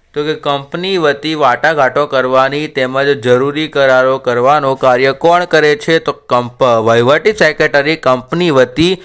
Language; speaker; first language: Gujarati; native; Gujarati